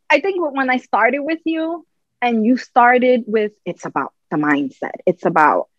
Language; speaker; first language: English; native; English